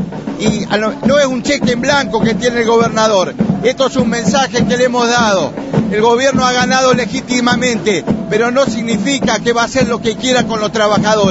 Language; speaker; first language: Spanish; native; Spanish